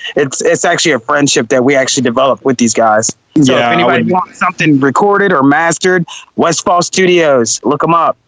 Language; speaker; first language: English; native; English